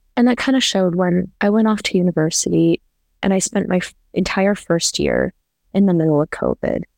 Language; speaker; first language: English; native; English